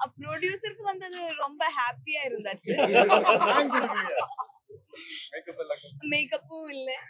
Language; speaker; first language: Tamil; non-native, learner; Malayalam